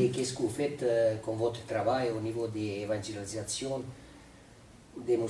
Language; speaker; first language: French; non-native, fluent; Serbian